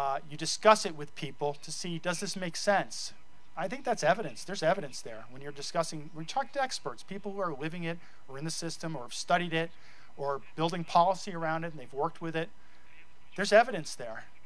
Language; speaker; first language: English; native; English